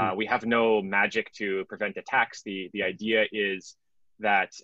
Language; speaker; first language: English; native; English